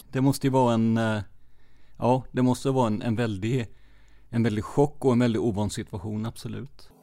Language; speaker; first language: Swedish; native; Swedish